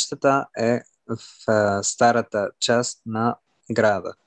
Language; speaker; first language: Bulgarian; non-native, learner; French